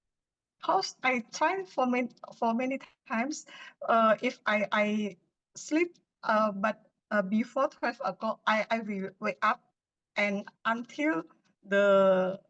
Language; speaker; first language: English; non-native, learner; Indonesian